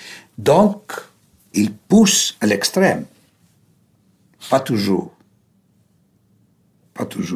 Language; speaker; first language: French; non-native, fluent; Greek